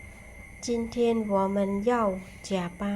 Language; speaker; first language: Chinese; non-native, learner; Khmer